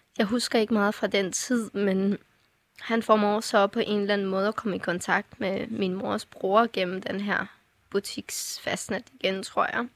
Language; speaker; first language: Danish; early bilingual, other home language; Persian